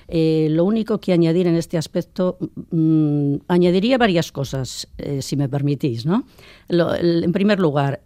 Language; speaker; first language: Spanish; native; Spanish